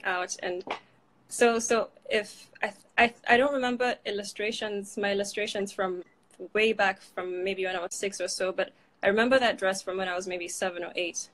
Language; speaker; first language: English; non-native, local second language; Fula